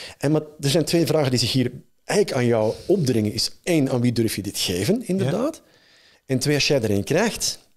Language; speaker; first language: Dutch; native; Dutch